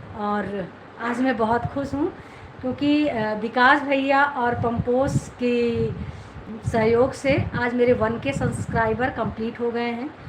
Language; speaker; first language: Hindi; native; Hindi